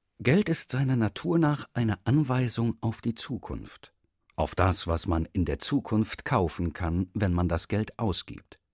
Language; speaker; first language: German; native; German